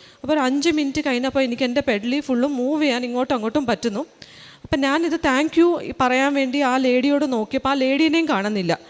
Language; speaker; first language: Malayalam; early bilingual, heritage; Malayalam